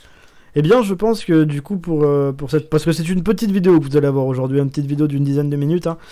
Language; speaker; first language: French; native; French